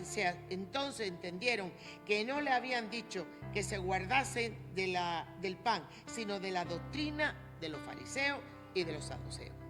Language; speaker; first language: Spanish; native; Spanish